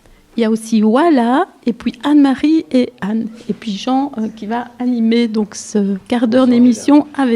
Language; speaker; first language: French; native; French